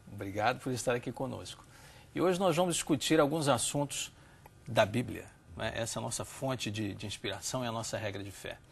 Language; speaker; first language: Portuguese; native; Portuguese